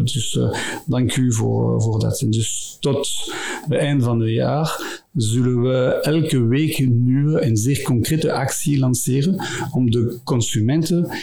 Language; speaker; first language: Dutch; non-native, local second language; French